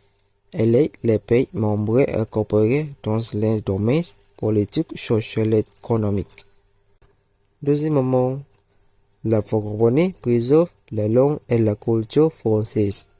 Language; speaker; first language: French; non-native, learner; Malay